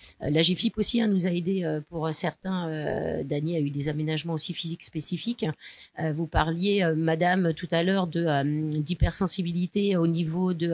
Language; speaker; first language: French; native; French